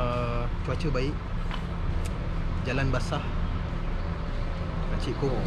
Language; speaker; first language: Malay; native; Malay